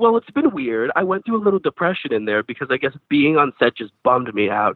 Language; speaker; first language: English; native; English